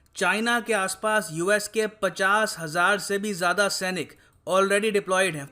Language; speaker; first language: Hindi; native; Hindi